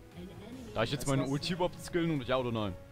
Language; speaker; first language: German; native; German